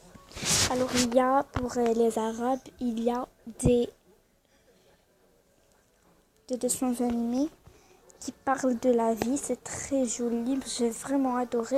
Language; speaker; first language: French; non-native, learner; Arabic